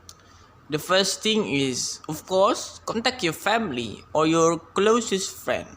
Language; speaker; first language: English; non-native, learner; Indonesian